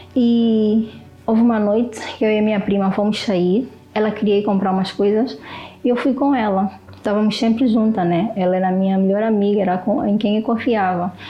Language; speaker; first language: Portuguese; native; Portuguese